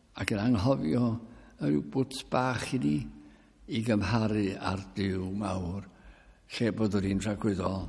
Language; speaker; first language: Welsh; early bilingual, heritage; Welsh